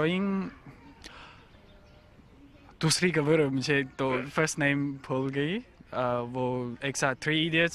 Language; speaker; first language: Hindi; non-native, learner; Chinese